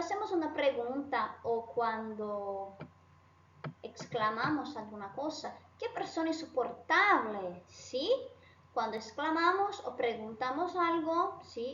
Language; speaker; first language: Spanish; non-native, fluent; Portuguese